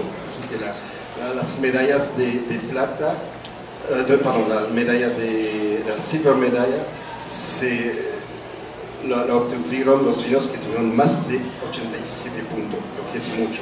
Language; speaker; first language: Spanish; non-native, fluent; French